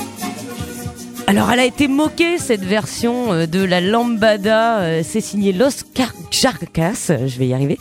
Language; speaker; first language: French; native; French